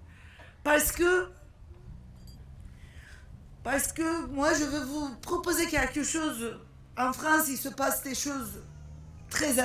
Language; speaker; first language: French; non-native, fluent; Turkish